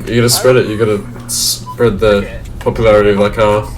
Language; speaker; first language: English; native; English